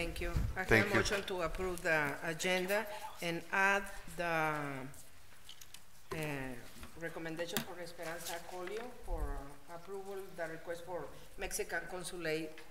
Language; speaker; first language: English; non-native, fluent; Spanish